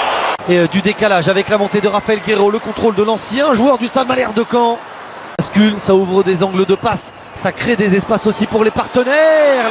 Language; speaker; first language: French; native; French